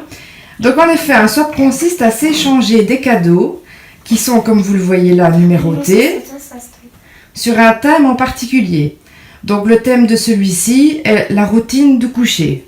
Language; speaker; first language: French; native; French